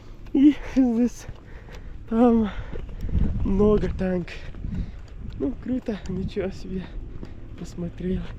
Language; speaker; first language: Russian; non-native, learner; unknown